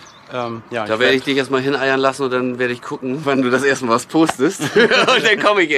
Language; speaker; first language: German; native; German